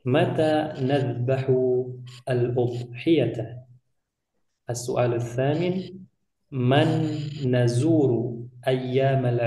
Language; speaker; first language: Arabic; non-native, fluent; Indonesian